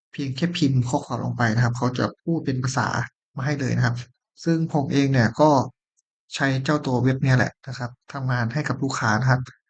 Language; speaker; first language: Thai; native; Thai